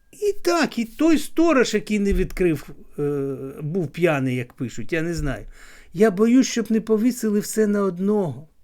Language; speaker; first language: Ukrainian; non-native, local second language; Russian